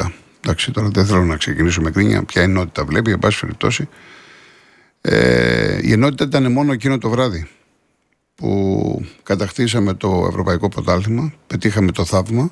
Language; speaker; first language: Greek; native; Greek